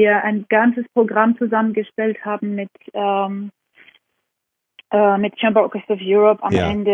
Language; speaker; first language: German; non-native, fluent; Georgian